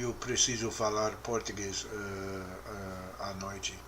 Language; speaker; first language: Portuguese; non-native, learner; English